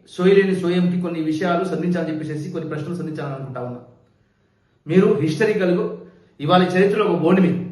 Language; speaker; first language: Telugu; non-native, local second language; Lambadi